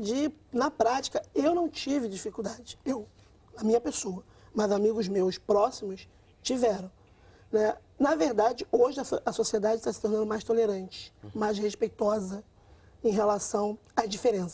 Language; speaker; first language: Portuguese; native; Portuguese